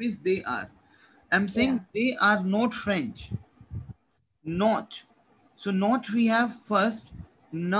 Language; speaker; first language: English; non-native, local second language; Hindi